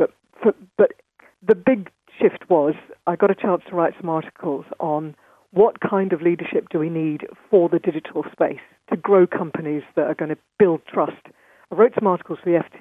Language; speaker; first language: English; native; English